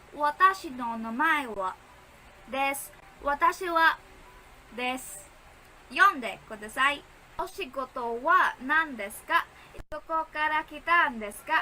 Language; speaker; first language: Japanese; non-native, learner; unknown